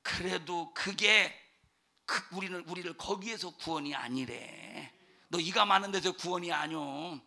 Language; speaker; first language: Korean; native; Korean